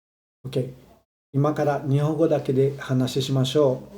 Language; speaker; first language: Japanese; non-native, fluent; Portuguese